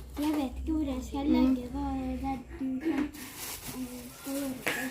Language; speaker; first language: Swedish; non-native, learner; Thai